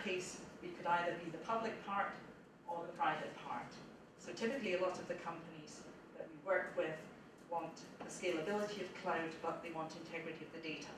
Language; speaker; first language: English; native; English